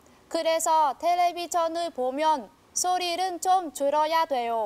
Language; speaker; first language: Korean; non-native, learner; Vietnamese